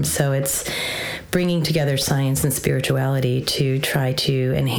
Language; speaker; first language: English; native; English